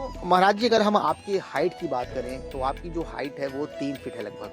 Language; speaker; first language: Hindi; native; Hindi